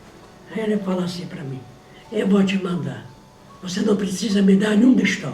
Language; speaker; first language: Portuguese; non-native, fluent; Polish